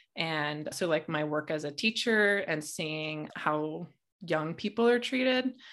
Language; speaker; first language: English; native; English